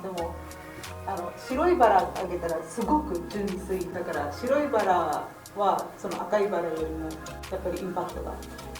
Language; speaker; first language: Japanese; non-native, fluent; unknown